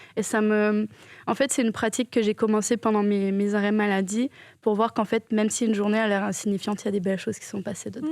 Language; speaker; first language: French; native; French